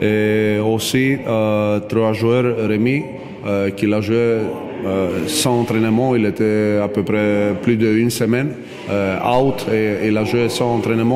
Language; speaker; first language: French; non-native, fluent; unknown